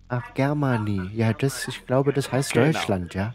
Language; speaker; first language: German; native; German